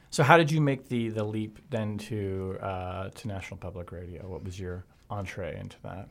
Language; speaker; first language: English; native; English